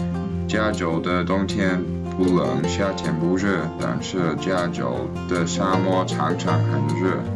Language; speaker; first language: Chinese; non-native, learner; English